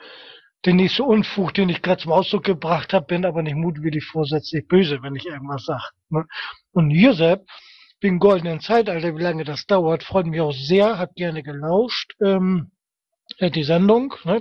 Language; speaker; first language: German; native; German